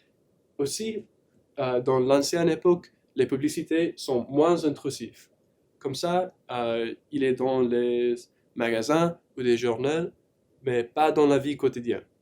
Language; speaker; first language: French; non-native, learner; English